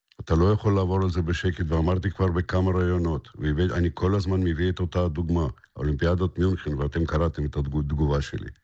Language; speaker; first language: Hebrew; non-native, fluent; Russian